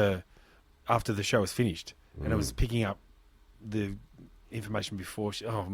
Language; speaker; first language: English; native; English